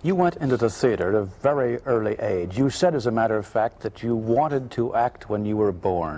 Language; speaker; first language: English; native; English